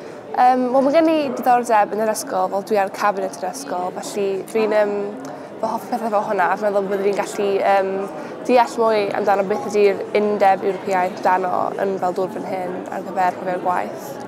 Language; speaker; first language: Welsh; non-native, local second language; English